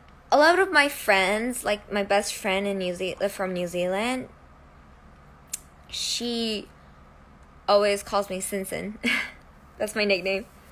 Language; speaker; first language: English; early bilingual, other home language; Korean